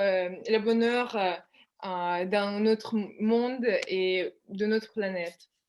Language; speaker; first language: French; non-native, fluent; Russian